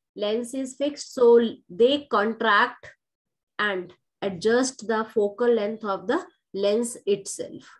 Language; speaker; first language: English; non-native, local second language; Hindi